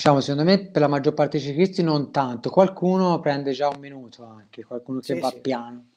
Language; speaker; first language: Italian; native; Italian